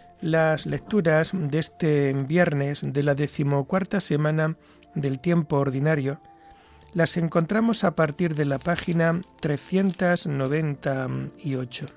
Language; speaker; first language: Spanish; native; Spanish